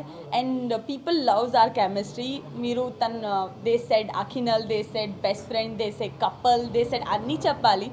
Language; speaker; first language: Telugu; non-native, learner; Gujarati